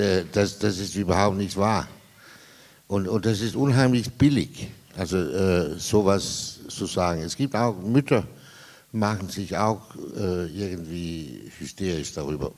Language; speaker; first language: German; non-native, fluent; Danish